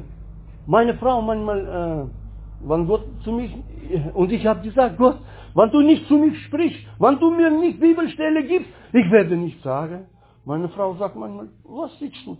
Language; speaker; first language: German; non-native, learner; Russian